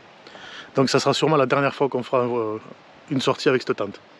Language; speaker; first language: French; native; French